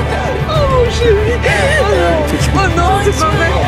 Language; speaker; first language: French; native; French